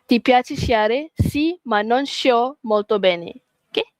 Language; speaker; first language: Italian; non-native, fluent; Malay